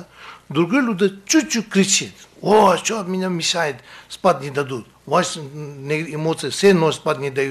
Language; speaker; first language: Russian; non-native, learner; Tibetan